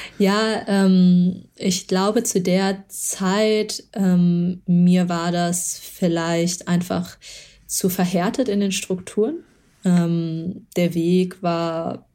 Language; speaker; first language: German; early bilingual, other home language; Chinese